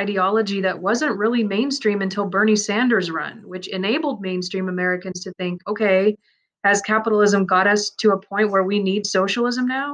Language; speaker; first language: English; early bilingual, other home language; Persian